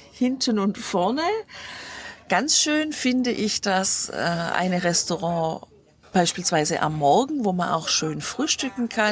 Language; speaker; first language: German; native; German